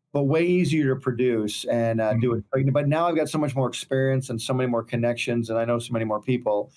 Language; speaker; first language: English; native; English